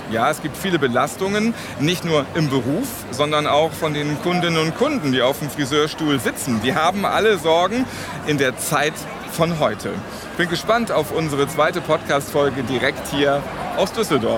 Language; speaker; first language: German; native; German